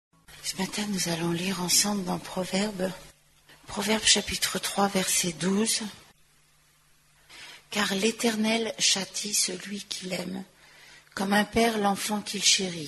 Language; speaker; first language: French; native; French